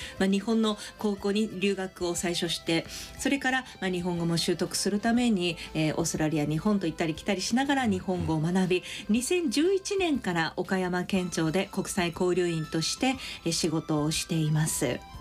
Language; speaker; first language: Japanese; native; Japanese